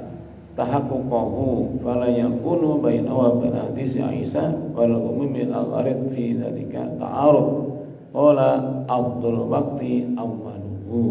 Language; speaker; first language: Arabic; non-native, fluent; Indonesian